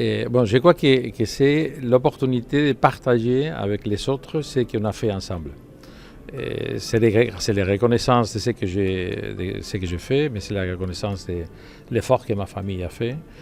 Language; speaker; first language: French; non-native, fluent; Spanish